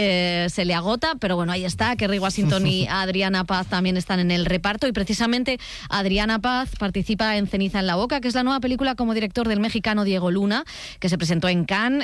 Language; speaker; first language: Spanish; native; Spanish